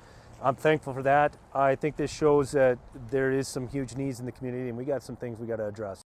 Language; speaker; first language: English; native; English